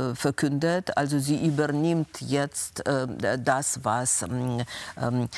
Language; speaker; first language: German; non-native, fluent; Russian